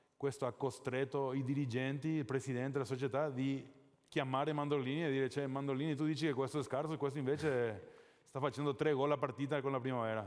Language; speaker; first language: Italian; non-native, fluent; Spanish